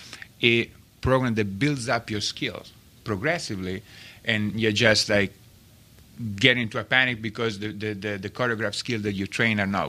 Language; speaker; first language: English; non-native, fluent; Italian